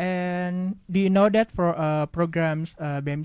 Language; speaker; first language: English; non-native, learner; Indonesian